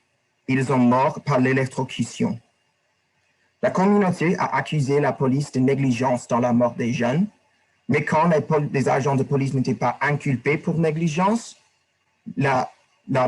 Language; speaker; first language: French; non-native, learner; English